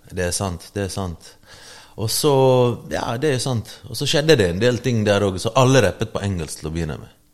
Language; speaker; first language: Norwegian; early bilingual, other home language; Bosnian